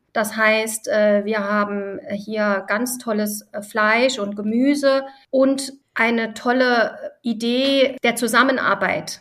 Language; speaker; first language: German; early bilingual, other home language; Italian